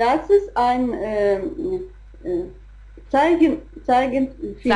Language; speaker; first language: German; non-native, learner; Russian